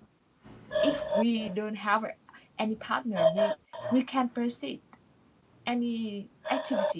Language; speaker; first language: English; non-native, learner; Vietnamese